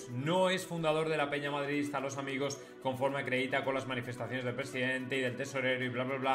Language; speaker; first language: Spanish; native; Spanish